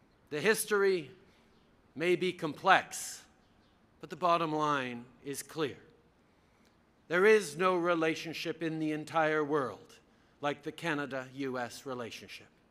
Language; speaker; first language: English; early bilingual, other home language; French